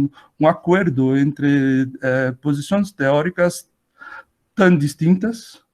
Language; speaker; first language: Spanish; non-native, learner; Portuguese